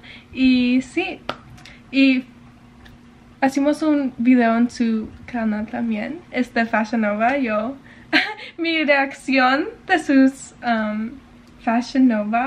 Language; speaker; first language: Spanish; early bilingual, heritage; English